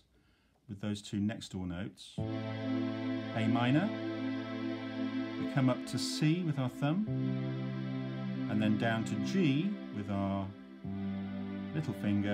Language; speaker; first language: English; native; English